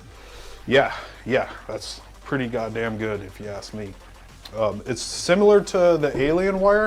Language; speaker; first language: English; native; English